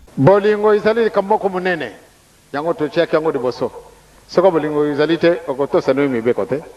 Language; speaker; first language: Lingala; non-native, local second language; Kongo